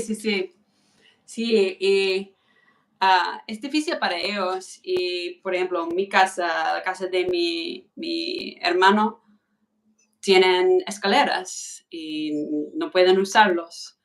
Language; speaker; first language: Spanish; non-native, fluent; English